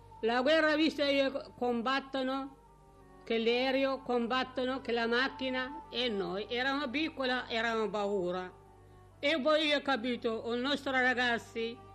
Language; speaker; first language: Italian; non-native, learner; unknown